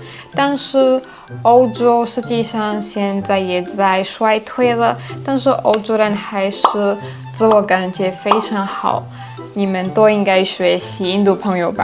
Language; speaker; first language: Chinese; non-native, fluent; Slovak